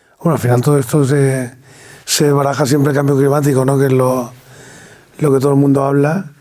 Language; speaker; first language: Spanish; native; Spanish